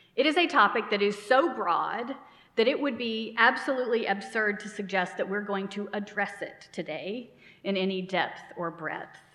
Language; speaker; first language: English; native; English